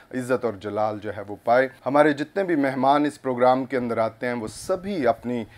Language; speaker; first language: Urdu; non-native, local second language; Punjabi